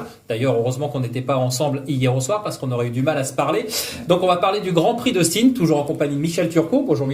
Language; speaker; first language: French; native; French